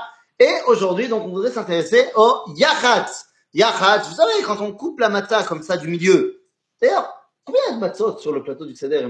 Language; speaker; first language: French; native; French